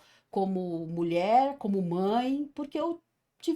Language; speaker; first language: Portuguese; native; Portuguese